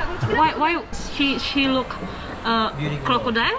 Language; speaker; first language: English; non-native, learner; Indonesian